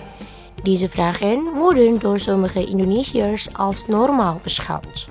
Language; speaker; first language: Dutch; non-native, learner; Indonesian